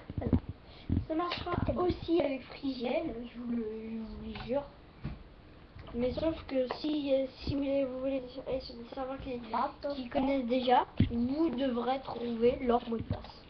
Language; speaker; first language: French; native; French